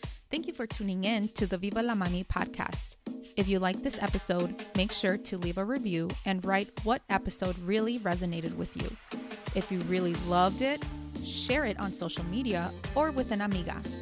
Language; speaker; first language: English; early bilingual, other home language; Spanish